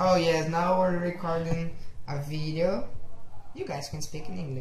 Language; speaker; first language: English; non-native, fluent; Portuguese